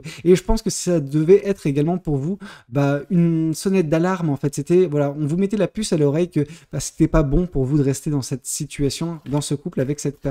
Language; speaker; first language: French; native; French